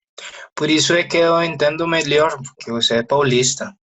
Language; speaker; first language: Portuguese; non-native, learner; Spanish